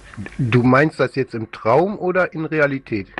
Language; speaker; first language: German; native; German